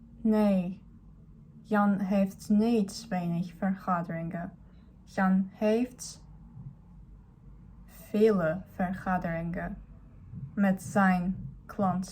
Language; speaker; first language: Dutch; non-native, learner; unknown